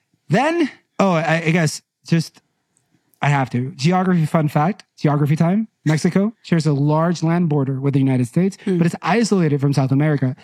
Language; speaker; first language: English; native; English